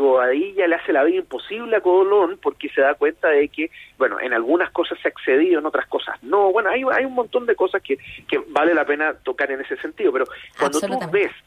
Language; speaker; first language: Spanish; native; Spanish